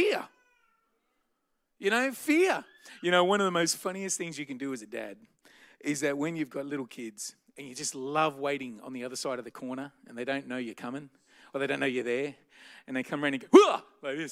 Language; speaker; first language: English; native; English